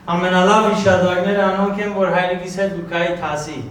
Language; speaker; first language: Armenian; early bilingual, heritage; Armenian